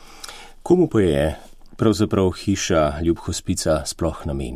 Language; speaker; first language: Slovenian; native; Slovenian